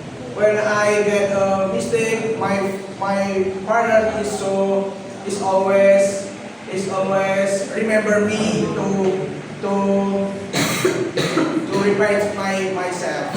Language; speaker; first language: English; non-native, learner; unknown